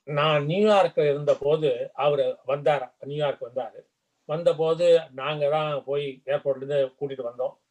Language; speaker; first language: Tamil; native; Tamil